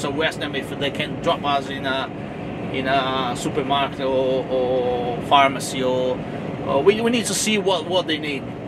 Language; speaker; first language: English; non-native, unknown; Portuguese